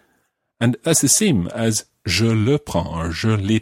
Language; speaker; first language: French; non-native, fluent; English